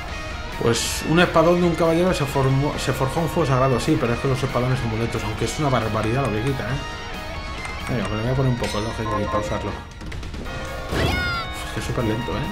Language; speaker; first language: Spanish; native; Spanish